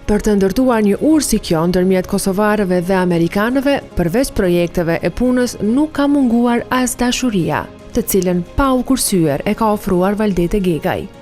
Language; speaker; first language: Albanian; native; Albanian